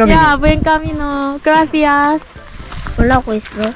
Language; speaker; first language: Spanish; non-native, learner; Korean